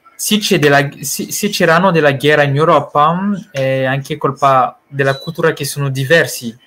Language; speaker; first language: Italian; non-native, fluent; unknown